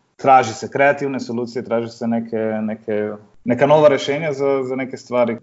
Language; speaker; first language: Serbian; early bilingual, heritage; Serbian